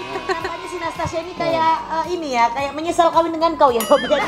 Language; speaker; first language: Indonesian; native; Indonesian